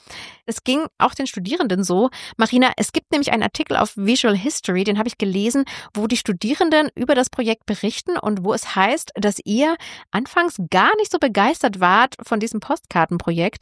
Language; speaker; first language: German; native; German